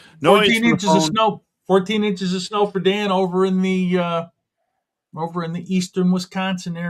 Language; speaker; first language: English; native; English